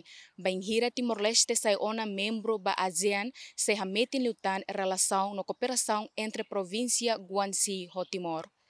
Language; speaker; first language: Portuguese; non-native, local second language; Tetum